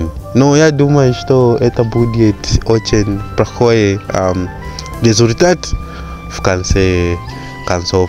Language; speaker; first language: Russian; non-native, fluent; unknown